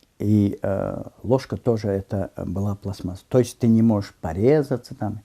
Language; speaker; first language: Russian; non-native, local second language; Turkmen